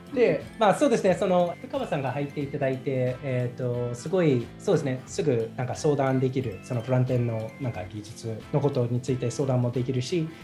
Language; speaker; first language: Japanese; non-native, fluent; English